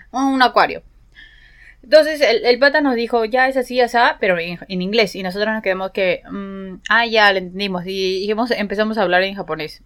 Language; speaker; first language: Spanish; native; Spanish